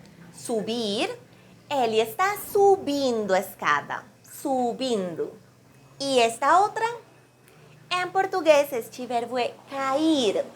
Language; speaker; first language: Portuguese; non-native, fluent; Spanish